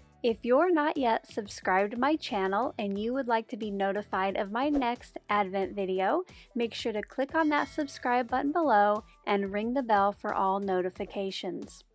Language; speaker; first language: English; native; English